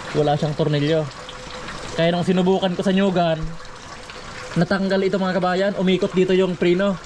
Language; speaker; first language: Filipino; non-native, local second language; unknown